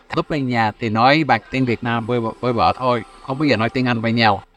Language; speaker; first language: Vietnamese; non-native, fluent; English